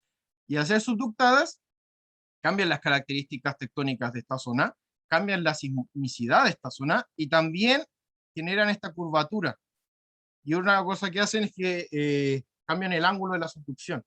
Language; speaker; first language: Spanish; native; Spanish